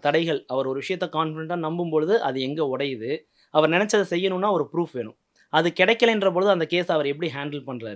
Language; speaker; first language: Tamil; native; Tamil